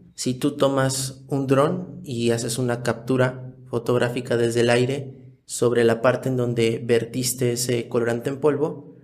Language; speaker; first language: Spanish; native; Spanish